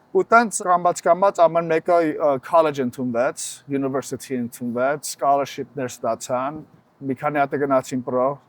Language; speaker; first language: Armenian; early bilingual, heritage; Armenian